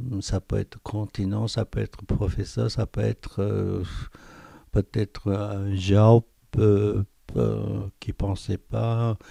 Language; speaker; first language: French; non-native, fluent; Korean